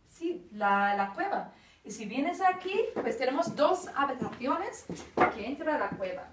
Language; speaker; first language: Spanish; non-native, fluent; English